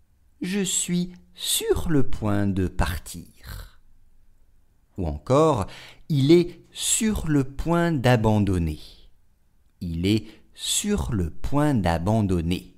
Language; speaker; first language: French; native; French